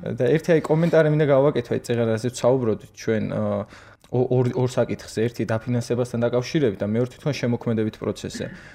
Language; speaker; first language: Georgian; native; Georgian